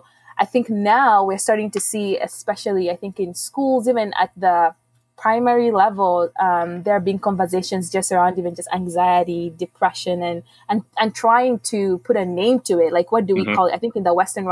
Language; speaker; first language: English; non-native, local second language; Ganda